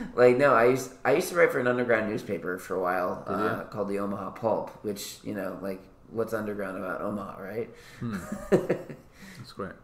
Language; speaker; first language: English; native; English